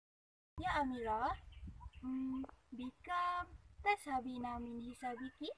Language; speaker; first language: Arabic; non-native, learner; Malay